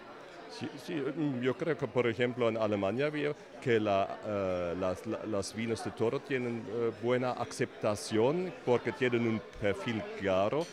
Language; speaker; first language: Spanish; non-native, fluent; German